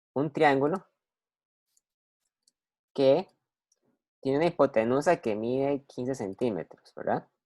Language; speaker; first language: Spanish; native; Spanish